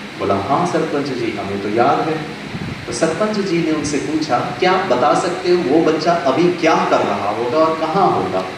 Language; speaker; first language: Hindi; non-native, local second language; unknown